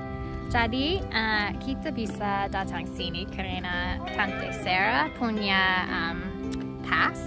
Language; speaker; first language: Indonesian; non-native, learner; English